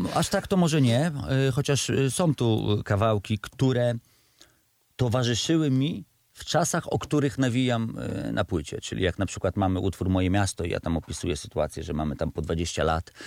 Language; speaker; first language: Polish; native; Polish